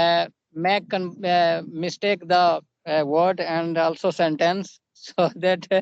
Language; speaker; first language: English; non-native, local second language; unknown